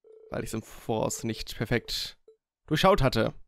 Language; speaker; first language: German; native; German